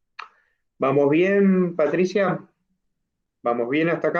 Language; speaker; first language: Spanish; native; Spanish